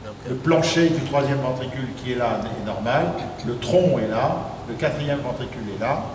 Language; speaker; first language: French; native; French